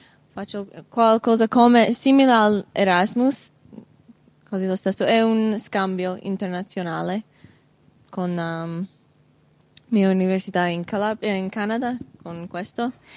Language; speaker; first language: Italian; non-native, learner; English